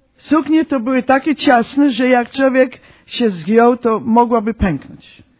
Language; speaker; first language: Polish; early bilingual, heritage; Polish